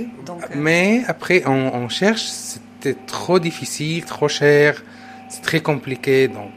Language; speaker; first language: French; non-native, learner; Arabic